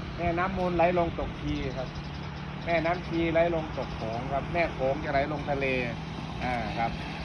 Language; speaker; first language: Thai; native; Thai